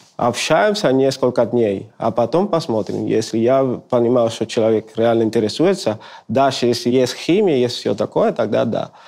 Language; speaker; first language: Russian; non-native, fluent; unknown